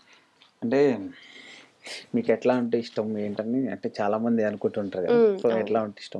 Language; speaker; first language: Telugu; native; Telugu